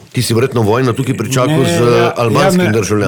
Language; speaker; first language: Slovenian; native; Slovenian